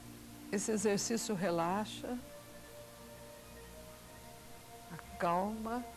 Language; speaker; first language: Portuguese; native; Portuguese